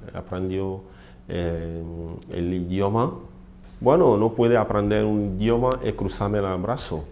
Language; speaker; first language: Spanish; non-native, learner; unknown